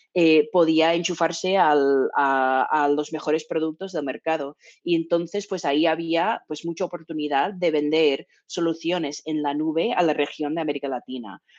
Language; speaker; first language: Spanish; non-native, fluent; English